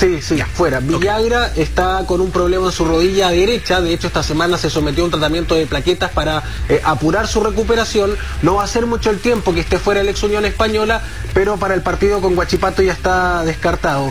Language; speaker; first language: Spanish; native; Spanish